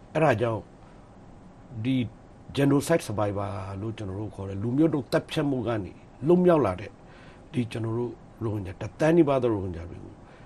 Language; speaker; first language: Burmese; non-native, local second language; Rohingya